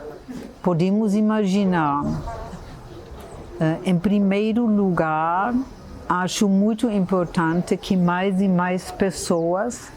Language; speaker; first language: Portuguese; non-native, fluent; German